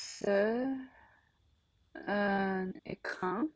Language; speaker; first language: French; non-native, learner; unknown